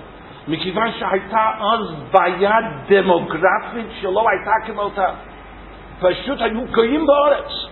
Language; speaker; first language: Hebrew; non-native, fluent; English